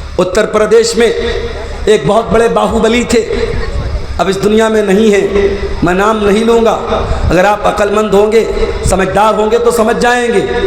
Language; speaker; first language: Urdu; native; Urdu